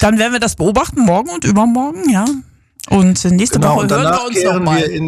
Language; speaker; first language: German; native; German